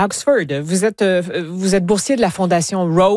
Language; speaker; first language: French; native; French